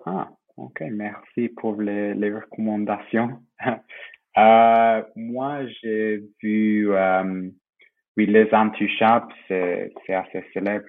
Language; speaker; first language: French; non-native, fluent; English